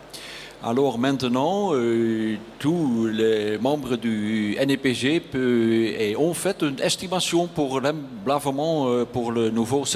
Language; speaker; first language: French; non-native, learner; Dutch